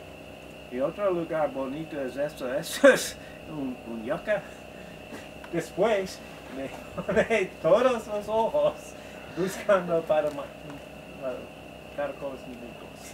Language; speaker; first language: Spanish; non-native, learner; English